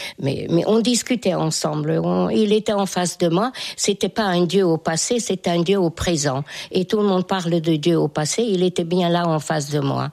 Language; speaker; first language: French; non-native, fluent; Hungarian